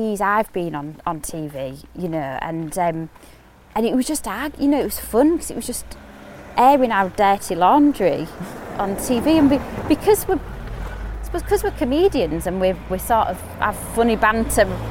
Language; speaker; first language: English; native; English